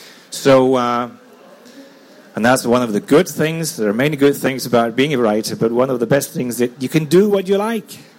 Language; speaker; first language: English; non-native, fluent; Danish